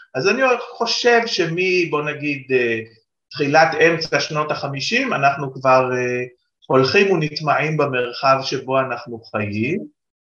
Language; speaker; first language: Hebrew; native; Hebrew